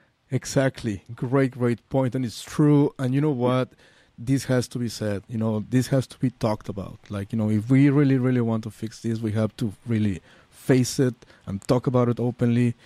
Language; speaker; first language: English; non-native, fluent; Spanish